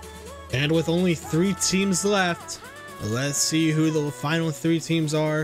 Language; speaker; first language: English; native; English